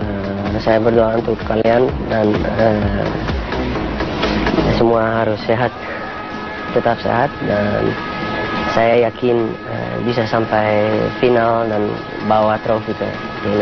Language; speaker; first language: Indonesian; non-native, learner; Dutch